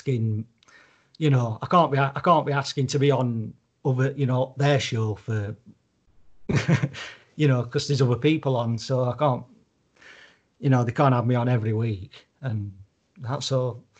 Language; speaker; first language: English; native; English